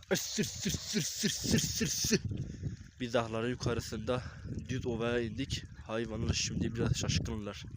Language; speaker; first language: Turkish; non-native, local second language; Kurdish